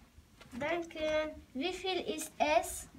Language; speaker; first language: German; non-native, learner; French